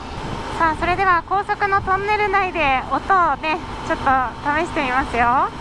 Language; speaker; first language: Japanese; native; Japanese